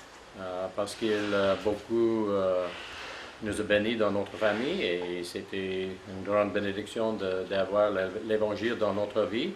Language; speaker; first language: French; non-native, fluent; English